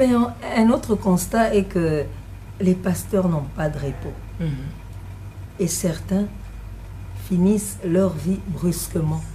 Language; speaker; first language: French; non-native, local second language; Lingala